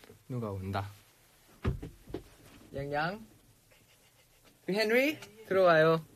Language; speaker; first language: Korean; non-native, fluent; Thai